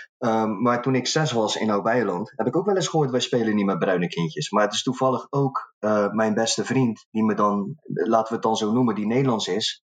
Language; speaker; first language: Dutch; early bilingual, other home language; Arabic